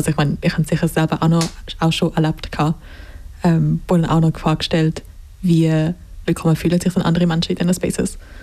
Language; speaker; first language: German; native; German